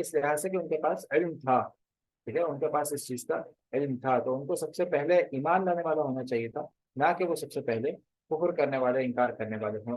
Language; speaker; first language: Urdu; native; Urdu